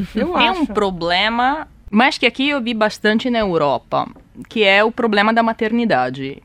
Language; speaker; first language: Portuguese; non-native, fluent; Italian